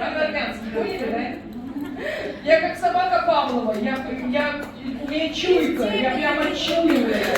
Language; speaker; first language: Russian; native; Russian